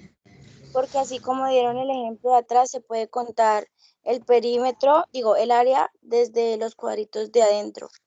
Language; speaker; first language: Spanish; native; Spanish